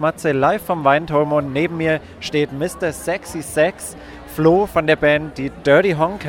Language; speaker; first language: German; native; German